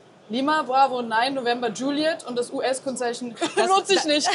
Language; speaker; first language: German; native; German